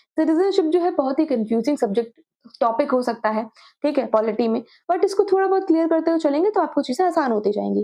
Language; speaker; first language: Hindi; native; Hindi